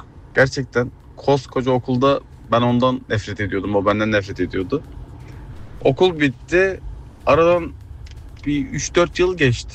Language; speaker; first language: Turkish; early bilingual, other home language; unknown